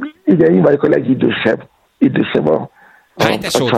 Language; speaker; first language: Hungarian; non-native, fluent; Yoruba